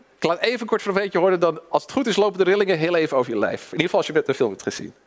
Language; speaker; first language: Dutch; early bilingual, other home language; English